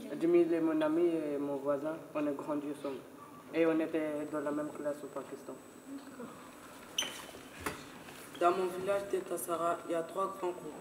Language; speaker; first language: French; non-native, learner; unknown